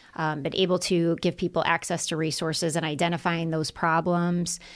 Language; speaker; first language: English; native; English